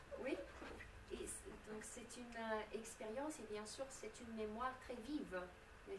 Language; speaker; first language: French; non-native, fluent; Romanian